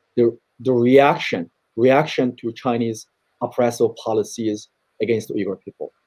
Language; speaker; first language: English; non-native, fluent; Chinese